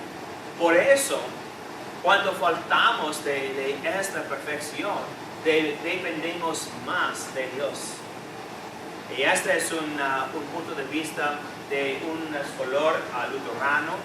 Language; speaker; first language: Spanish; non-native, fluent; English